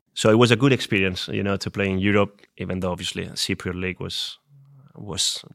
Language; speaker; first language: English; non-native, fluent; Spanish